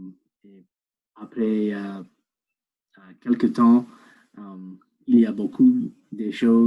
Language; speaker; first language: French; non-native, learner; English